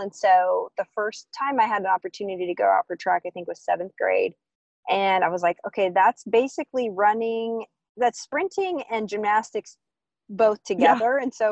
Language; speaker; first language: English; native; English